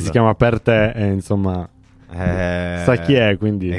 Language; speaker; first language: Italian; native; Italian